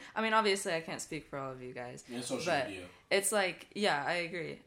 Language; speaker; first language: English; native; English